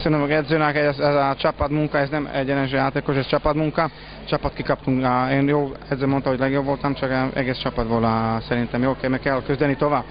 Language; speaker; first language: Hungarian; non-native, learner; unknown